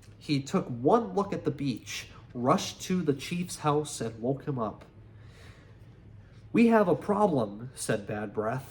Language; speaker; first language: English; native; English